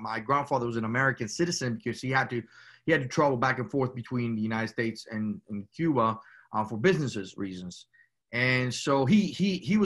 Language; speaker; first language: English; early bilingual, other home language; Spanish